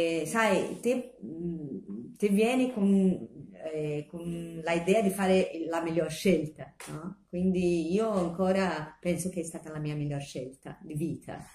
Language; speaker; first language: Italian; non-native, fluent; Portuguese